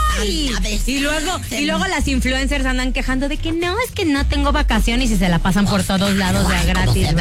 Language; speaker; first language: Spanish; native; Spanish